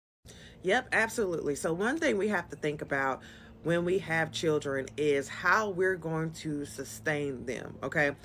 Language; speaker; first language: English; native; English